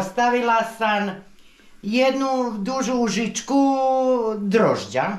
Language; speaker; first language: Polish; non-native, learner; Croatian